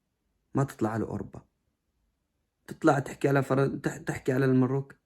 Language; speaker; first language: Arabic; native; Arabic